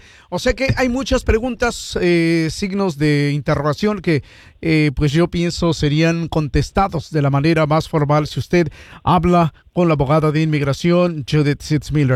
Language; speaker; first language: Spanish; non-native, fluent; English